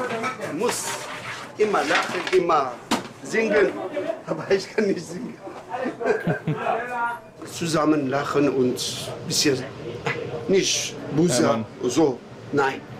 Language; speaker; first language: German; non-native, learner; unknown